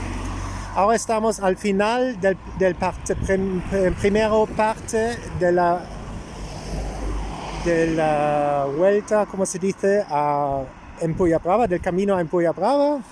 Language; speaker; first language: Spanish; non-native, learner; German